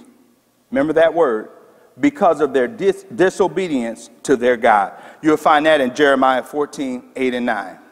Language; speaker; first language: English; native; English